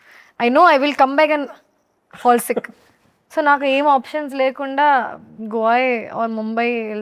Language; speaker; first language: Telugu; non-native, learner; Hindi